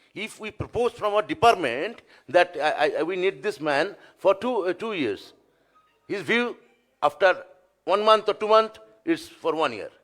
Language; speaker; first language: English; non-native, local second language; Bangla